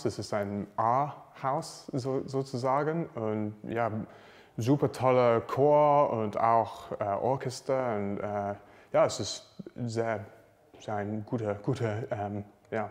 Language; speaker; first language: German; non-native, learner; English